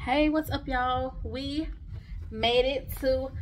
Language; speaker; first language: English; native; English